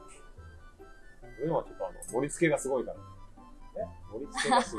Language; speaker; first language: Japanese; native; Japanese